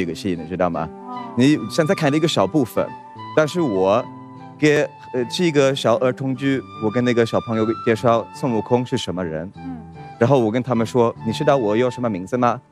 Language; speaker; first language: Chinese; non-native, fluent; Swedish